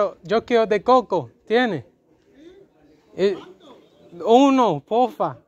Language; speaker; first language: Spanish; non-native, learner; English